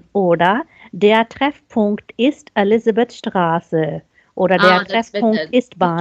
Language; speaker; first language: German; non-native, fluent; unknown